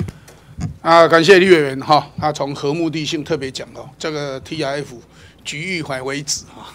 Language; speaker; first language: Chinese; native; Chinese